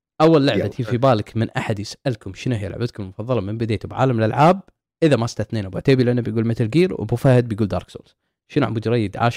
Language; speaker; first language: Arabic; native; Arabic